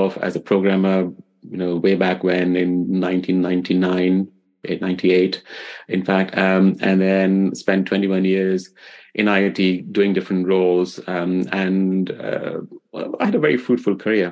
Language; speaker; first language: English; non-native, local second language; Hindi